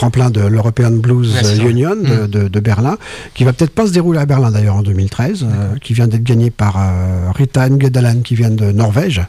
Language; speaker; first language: French; native; French